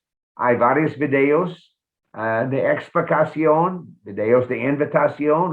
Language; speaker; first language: Spanish; non-native, fluent; English